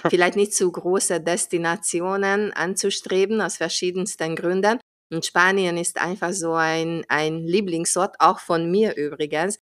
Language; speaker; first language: German; non-native, fluent; Hungarian